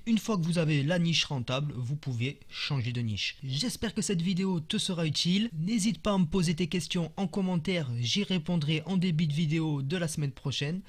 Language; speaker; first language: French; native; French